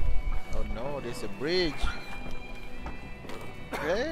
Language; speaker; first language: English; non-native, local second language; Malay